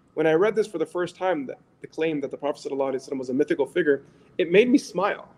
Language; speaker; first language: English; native; English